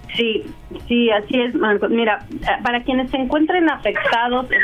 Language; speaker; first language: Spanish; native; Spanish